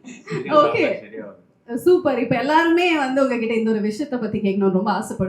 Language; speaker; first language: Tamil; native; Tamil